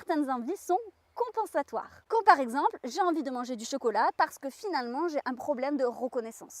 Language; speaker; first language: French; native; French